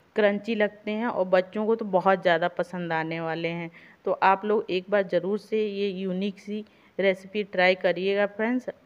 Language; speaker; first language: Hindi; native; Hindi